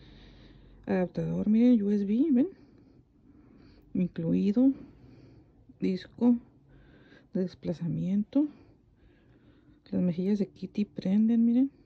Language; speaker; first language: Spanish; native; Spanish